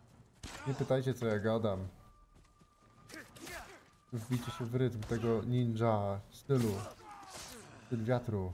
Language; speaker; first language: Polish; native; Polish